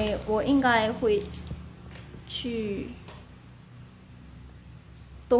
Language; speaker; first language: Chinese; non-native, learner; Korean